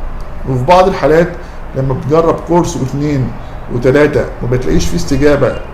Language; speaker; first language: Arabic; native; Arabic